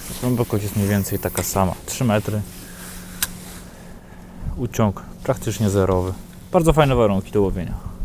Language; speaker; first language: Polish; native; Polish